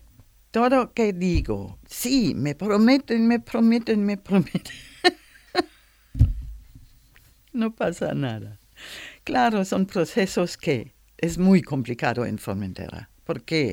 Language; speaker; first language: Spanish; non-native, learner; German